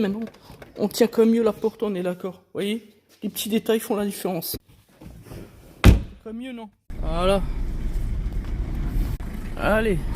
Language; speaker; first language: French; native; French